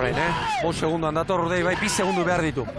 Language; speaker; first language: Basque; native; Basque